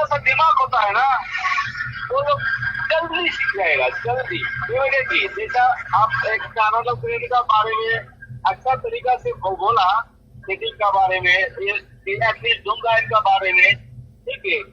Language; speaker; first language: Hindi; non-native, learner; Bangla